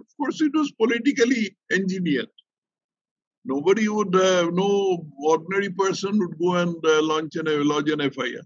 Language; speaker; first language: English; non-native, local second language; Bangla